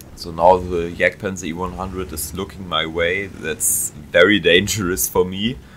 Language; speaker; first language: English; non-native, fluent; German